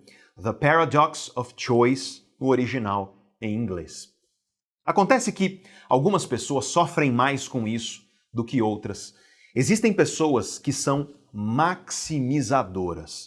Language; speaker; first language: Portuguese; native; Portuguese